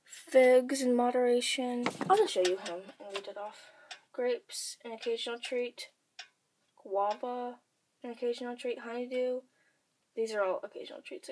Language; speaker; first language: English; native; English